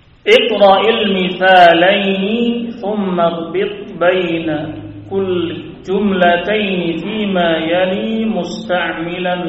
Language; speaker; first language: Arabic; non-native, fluent; Indonesian